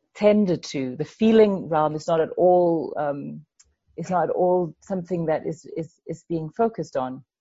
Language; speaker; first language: English; non-native, fluent; Danish